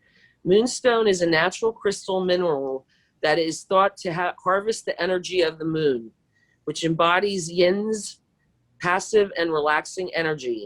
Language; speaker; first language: English; native; English